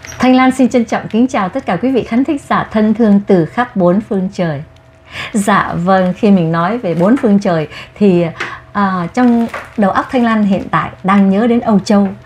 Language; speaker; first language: Vietnamese; native; Vietnamese